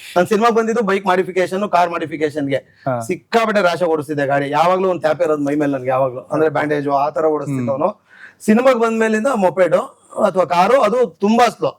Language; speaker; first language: Kannada; native; Kannada